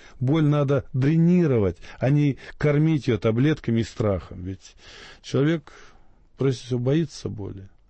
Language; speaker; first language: Russian; native; Russian